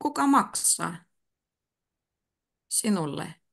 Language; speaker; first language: Finnish; native; Finnish